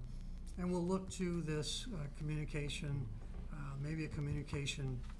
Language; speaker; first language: English; native; English